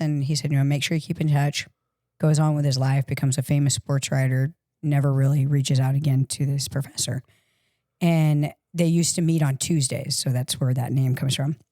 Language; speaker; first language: English; native; English